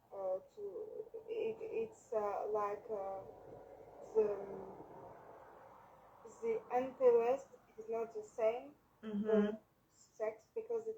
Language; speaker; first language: English; non-native, learner; French